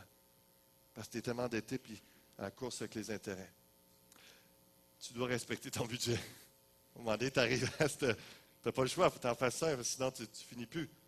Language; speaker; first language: French; native; French